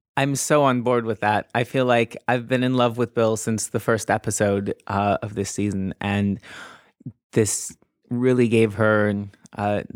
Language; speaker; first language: English; native; English